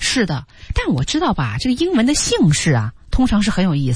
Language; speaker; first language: Chinese; native; Chinese